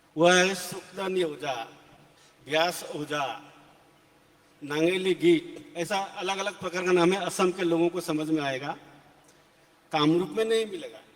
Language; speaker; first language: Hindi; non-native, local second language; Assamese